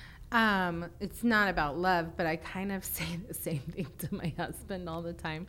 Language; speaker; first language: English; native; English